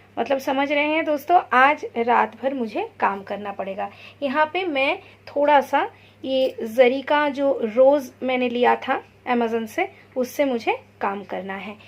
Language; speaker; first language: Hindi; non-native, local second language; Bangla